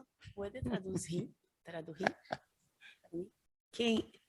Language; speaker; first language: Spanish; non-native, learner; Portuguese